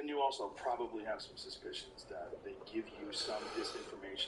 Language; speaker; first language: English; native; English